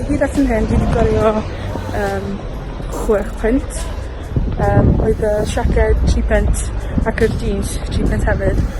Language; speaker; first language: Welsh; non-native, local second language; English